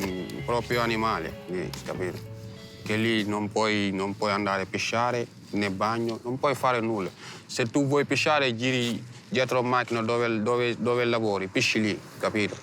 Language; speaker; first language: Italian; non-native, learner; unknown